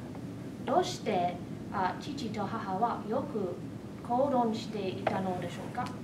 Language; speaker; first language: Japanese; non-native, fluent; English